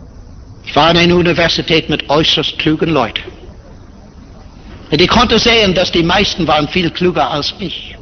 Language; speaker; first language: German; non-native, fluent; English